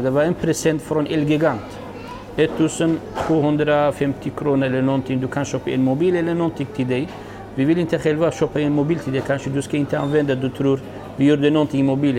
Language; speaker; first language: Swedish; non-native, learner; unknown